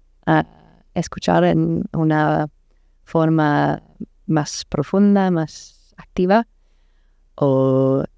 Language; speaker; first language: Spanish; non-native, learner; English